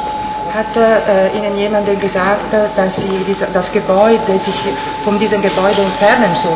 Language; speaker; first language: German; non-native, fluent; Italian